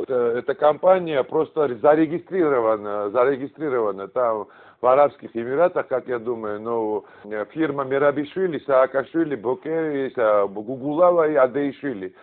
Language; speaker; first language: Russian; non-native, fluent; Georgian